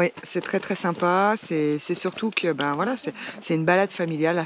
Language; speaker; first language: French; native; French